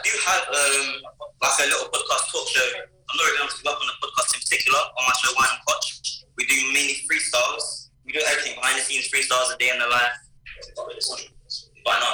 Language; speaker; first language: English; native; English